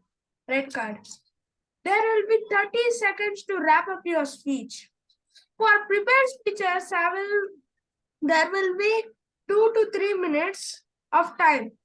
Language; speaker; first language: English; non-native, learner; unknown